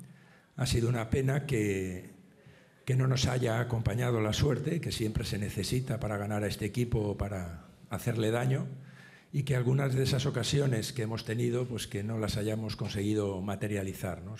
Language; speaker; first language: Spanish; native; Spanish